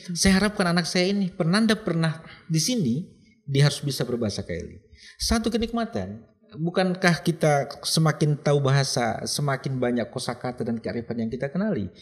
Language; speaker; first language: Indonesian; native; Indonesian